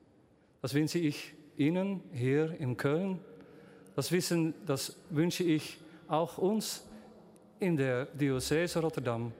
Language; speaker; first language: German; non-native, learner; Dutch